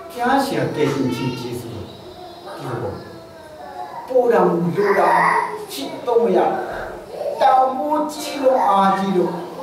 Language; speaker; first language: Burmese; non-native, local second language; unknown